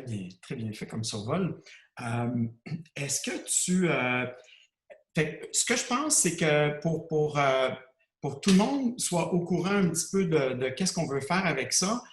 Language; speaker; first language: French; native; French